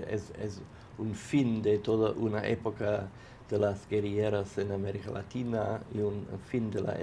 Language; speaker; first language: Spanish; non-native, fluent; English